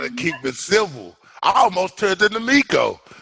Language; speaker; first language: English; native; English